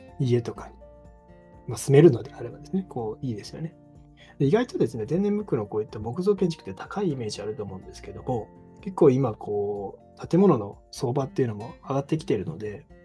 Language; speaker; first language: Japanese; native; Japanese